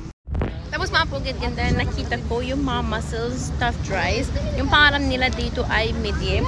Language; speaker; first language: Filipino; non-native, learner; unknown